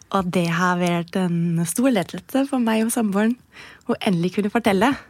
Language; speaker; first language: Norwegian; non-native, fluent; German